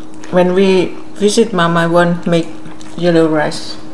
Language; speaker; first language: English; non-native, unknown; Javanese